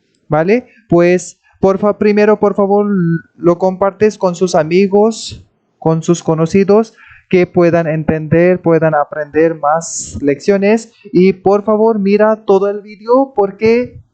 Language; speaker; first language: Spanish; non-native, fluent; Hindi